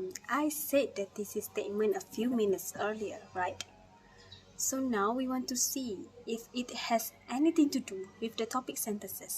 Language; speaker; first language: English; non-native, fluent; Malay